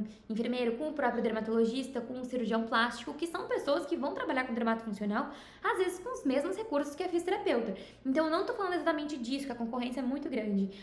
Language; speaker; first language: Portuguese; native; Portuguese